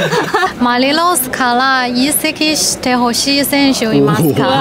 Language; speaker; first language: Japanese; non-native, fluent; Chinese